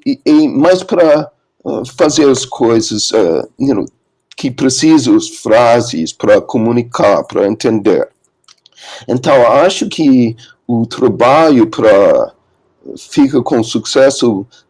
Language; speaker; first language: Portuguese; non-native, learner; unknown